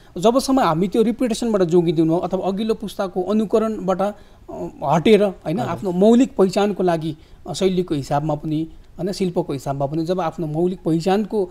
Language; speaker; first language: Nepali; native; Nepali